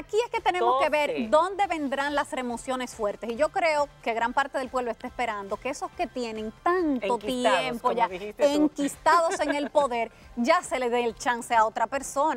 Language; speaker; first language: Spanish; native; Spanish